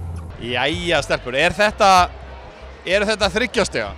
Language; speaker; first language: Icelandic; native; Icelandic